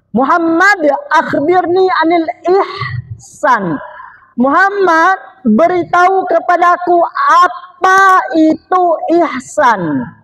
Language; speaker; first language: Malay; non-native, local second language; Achinese